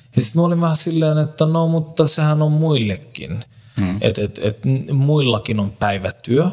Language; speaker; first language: Finnish; non-native, fluent; Turkish